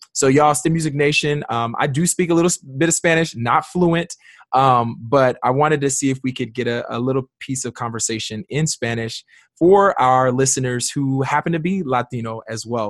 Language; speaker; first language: English; native; English